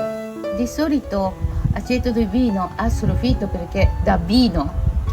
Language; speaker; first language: Italian; non-native, fluent; Japanese